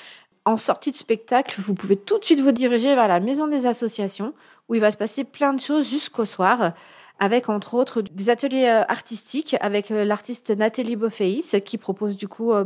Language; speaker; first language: French; native; French